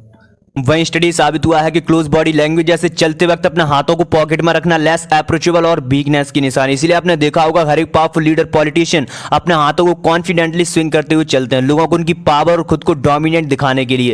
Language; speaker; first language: Hindi; native; Hindi